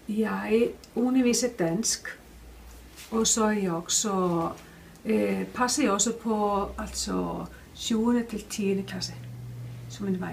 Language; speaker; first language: Danish; non-native, fluent; Icelandic